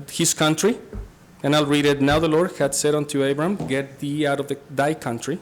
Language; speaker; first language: English; non-native, fluent; Spanish